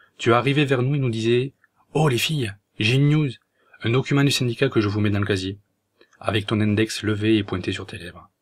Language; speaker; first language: French; native; French